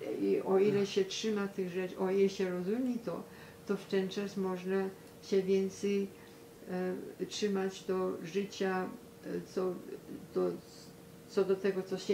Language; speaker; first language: Polish; early bilingual, heritage; Polish